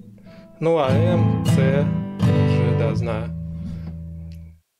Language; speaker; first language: Russian; native; Russian